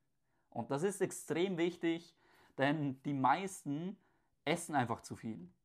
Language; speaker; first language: German; native; German